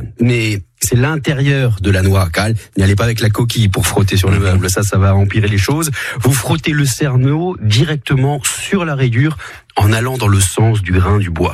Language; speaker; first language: French; native; French